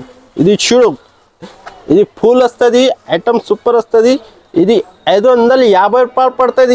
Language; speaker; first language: Telugu; non-native, local second language; Urdu